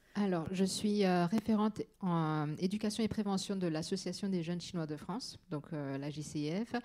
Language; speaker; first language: French; native; French